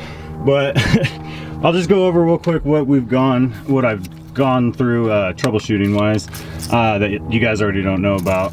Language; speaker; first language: English; native; English